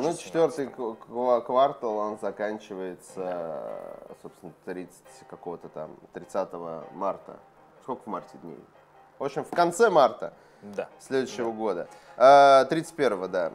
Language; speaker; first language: Russian; native; Russian